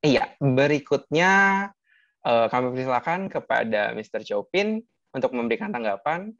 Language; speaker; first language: Indonesian; native; Indonesian